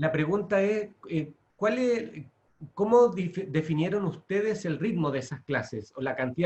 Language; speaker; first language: Spanish; native; Spanish